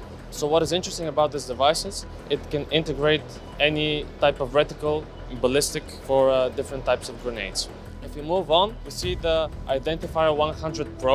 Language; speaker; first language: English; non-native, fluent; Bulgarian